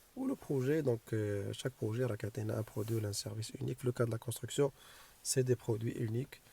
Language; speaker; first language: French; non-native, local second language; Arabic